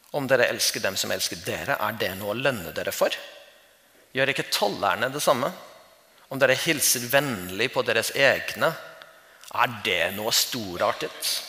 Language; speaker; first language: Norwegian; non-native, fluent; English